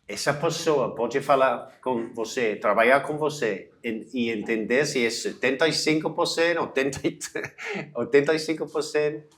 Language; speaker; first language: Portuguese; non-native, learner; English